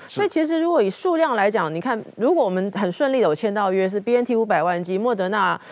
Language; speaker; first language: Chinese; native; Chinese